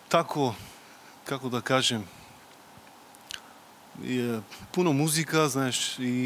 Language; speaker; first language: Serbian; non-native, learner; Macedonian